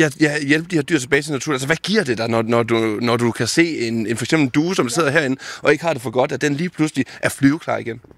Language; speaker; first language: Danish; native; Danish